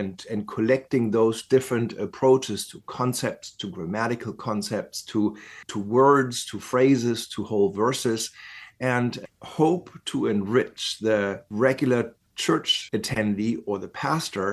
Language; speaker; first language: English; non-native, fluent; German